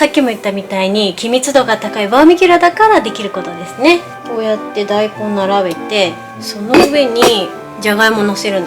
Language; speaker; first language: Japanese; native; Japanese